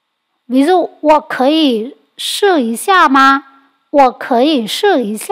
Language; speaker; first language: Chinese; non-native, fluent; Vietnamese